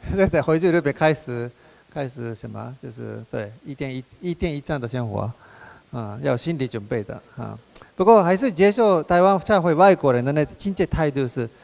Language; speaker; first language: Chinese; non-native, fluent; Japanese